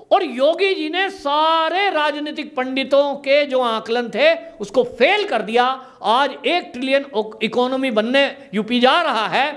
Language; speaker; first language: Hindi; native; Hindi